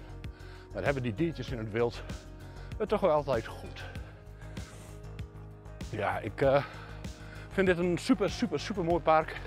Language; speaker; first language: Dutch; native; Dutch